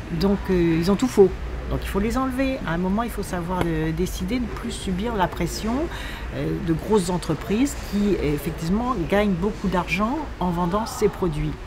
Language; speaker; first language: French; native; French